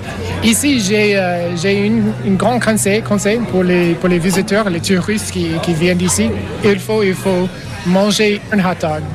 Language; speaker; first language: French; non-native, learner; English